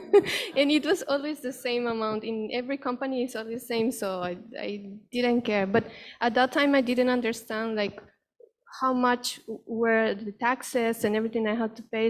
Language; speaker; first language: English; non-native, fluent; Spanish